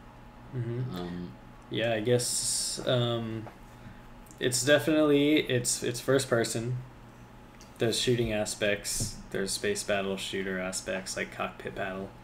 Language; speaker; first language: English; native; English